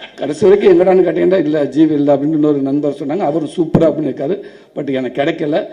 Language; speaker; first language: Tamil; native; Tamil